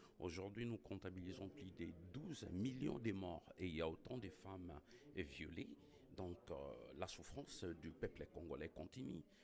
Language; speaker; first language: French; non-native, local second language; Lingala